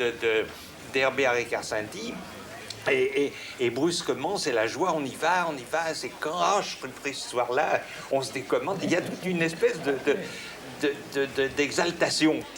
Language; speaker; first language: French; native; French